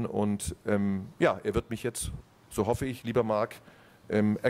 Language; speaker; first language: German; native; German